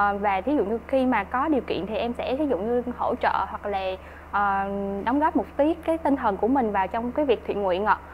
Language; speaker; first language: Vietnamese; native; Vietnamese